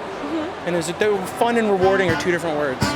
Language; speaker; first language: English; native; English